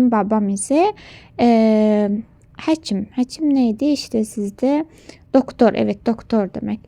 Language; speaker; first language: Turkish; non-native, local second language; Azerbaijani